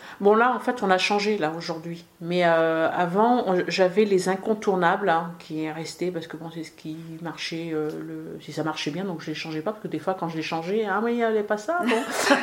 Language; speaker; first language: French; early bilingual, other home language; Arabic